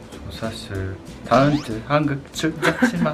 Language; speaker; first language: Korean; non-native, learner; Japanese